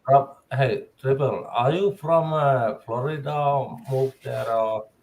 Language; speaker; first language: English; non-native, learner; Finnish